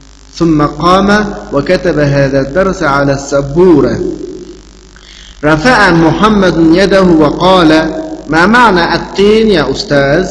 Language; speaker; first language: Arabic; non-native, fluent; Uyghur